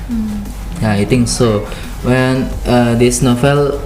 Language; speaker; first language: English; non-native, learner; Indonesian